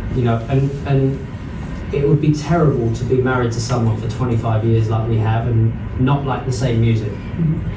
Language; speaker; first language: English; native; English